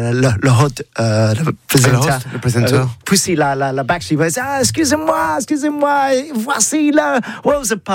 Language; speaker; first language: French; non-native, learner; English